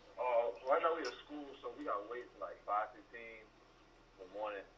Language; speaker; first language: English; native; English